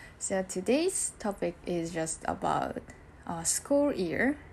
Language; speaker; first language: English; non-native, learner; Japanese